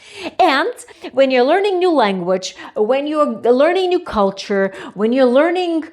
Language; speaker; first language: English; non-native, fluent; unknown